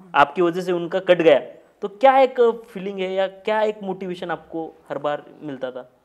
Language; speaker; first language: Hindi; non-native, local second language; Marathi